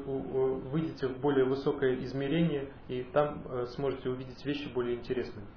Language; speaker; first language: Russian; native; Russian